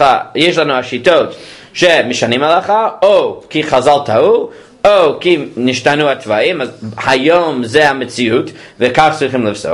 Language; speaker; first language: Hebrew; non-native, fluent; English